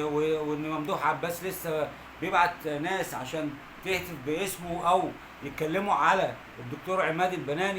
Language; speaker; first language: Arabic; native; Arabic